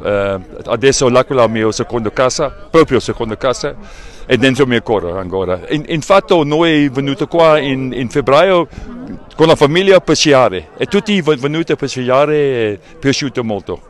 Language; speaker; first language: Italian; non-native, learner; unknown